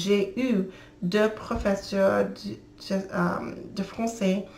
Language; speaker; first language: French; non-native, learner; English